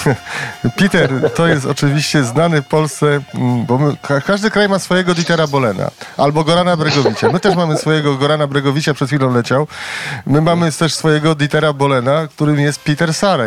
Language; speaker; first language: Polish; native; Polish